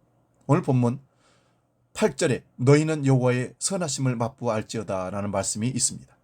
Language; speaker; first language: Korean; native; Korean